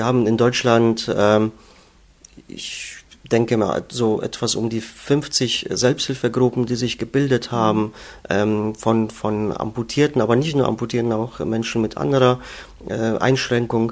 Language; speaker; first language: German; native; German